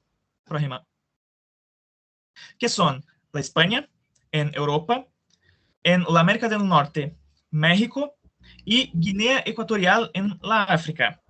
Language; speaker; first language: Spanish; non-native, fluent; Portuguese